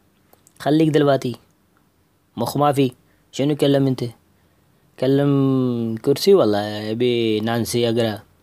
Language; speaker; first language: Arabic; non-native, learner; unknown